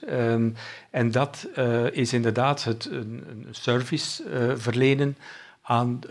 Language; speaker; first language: Dutch; native; Dutch